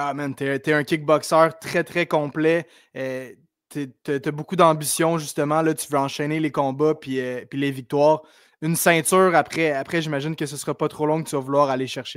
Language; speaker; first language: French; native; French